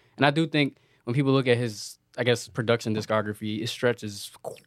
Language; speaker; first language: English; native; English